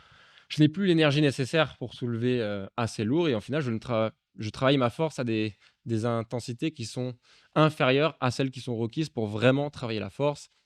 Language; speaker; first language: French; native; French